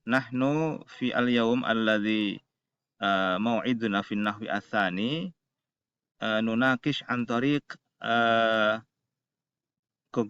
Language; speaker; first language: Arabic; non-native, fluent; Indonesian